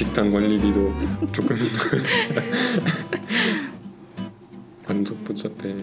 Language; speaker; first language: Korean; non-native, learner; French